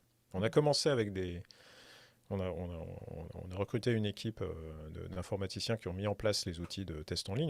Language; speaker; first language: French; native; French